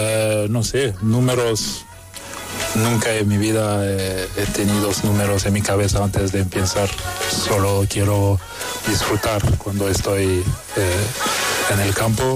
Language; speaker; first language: Spanish; non-native, fluent; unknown